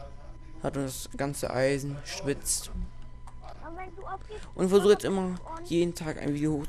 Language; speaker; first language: German; native; German